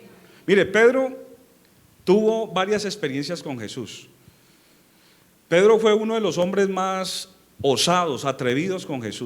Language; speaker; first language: Spanish; native; Spanish